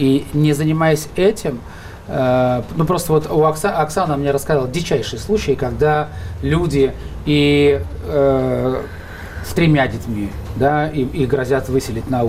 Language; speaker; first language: Russian; native; Russian